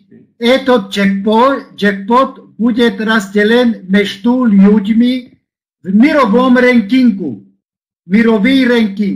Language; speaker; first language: Russian; non-native, learner; Slovak